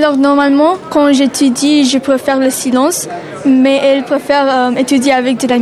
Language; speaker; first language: French; non-native, learner; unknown